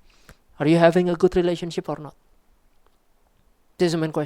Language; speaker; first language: English; non-native, local second language; Indonesian